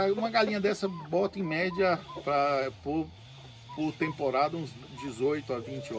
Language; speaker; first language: Portuguese; native; Portuguese